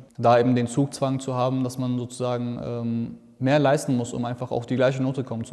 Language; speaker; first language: German; early bilingual, other home language; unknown